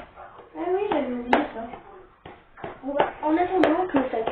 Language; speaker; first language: French; native; French